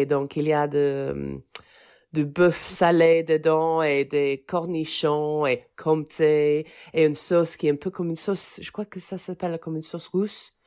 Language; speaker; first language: French; non-native, fluent; English